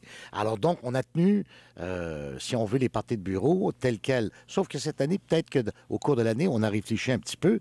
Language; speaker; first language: French; native; French